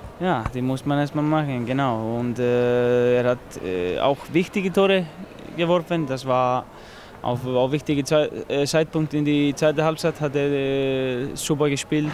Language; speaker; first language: German; non-native, fluent; Icelandic